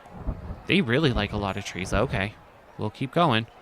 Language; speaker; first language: English; native; English